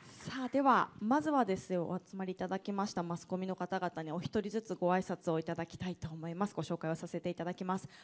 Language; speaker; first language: Japanese; native; Japanese